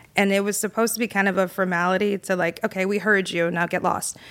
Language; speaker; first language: English; native; English